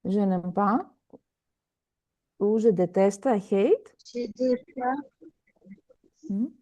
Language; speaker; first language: French; non-native, fluent; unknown